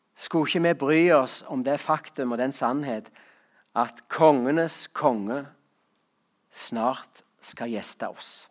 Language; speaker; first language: Norwegian; native; Norwegian